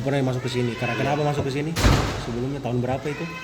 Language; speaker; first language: Indonesian; native; Indonesian